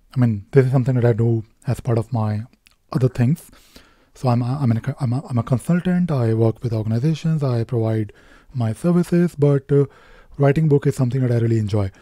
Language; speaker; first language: English; non-native, local second language; Hindi